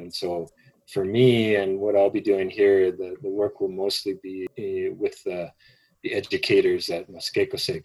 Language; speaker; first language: English; native; English